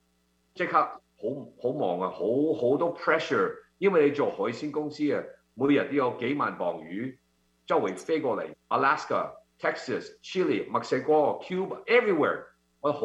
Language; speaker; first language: Cantonese; early bilingual, heritage; Cantonese